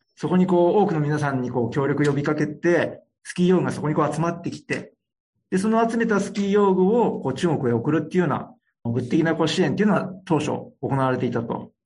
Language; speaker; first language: Japanese; native; Japanese